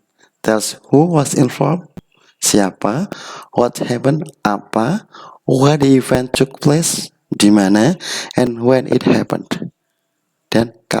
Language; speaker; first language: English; non-native, learner; Indonesian